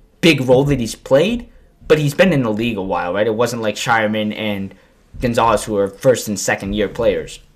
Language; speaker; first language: English; native; English